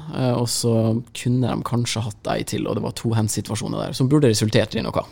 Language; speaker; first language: Norwegian; native; Norwegian